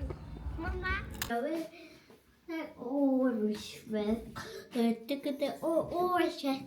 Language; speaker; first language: Dutch; early bilingual, other home language; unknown